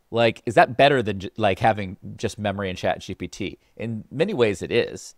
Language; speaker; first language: English; native; English